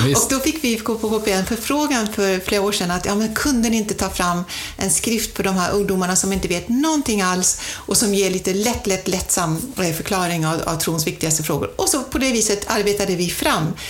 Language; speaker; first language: Swedish; non-native, fluent; German